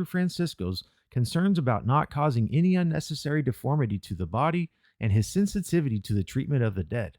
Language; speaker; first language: English; native; English